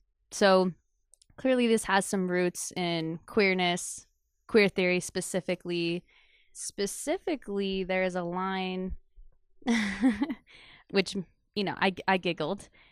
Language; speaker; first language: English; native; English